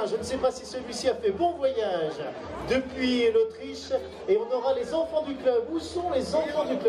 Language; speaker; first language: French; native; French